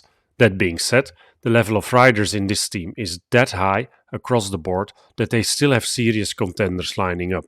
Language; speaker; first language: English; non-native, fluent; Dutch